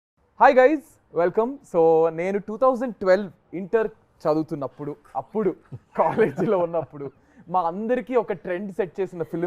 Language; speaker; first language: Telugu; native; Telugu